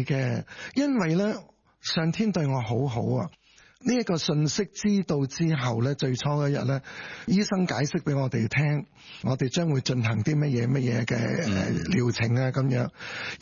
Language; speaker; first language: Cantonese; native; Cantonese